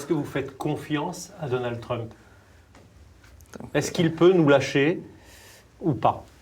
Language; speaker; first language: French; native; French